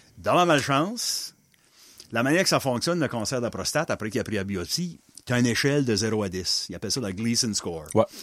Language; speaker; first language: French; non-native, local second language; English